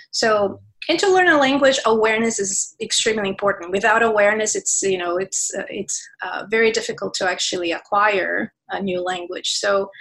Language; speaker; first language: English; non-native, fluent; Portuguese